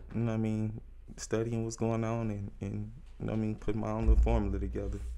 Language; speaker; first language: English; native; English